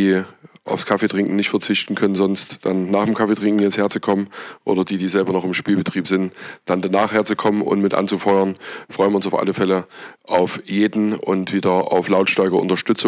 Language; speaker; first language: German; native; German